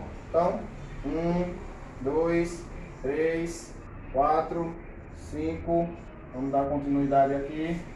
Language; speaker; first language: Portuguese; native; Portuguese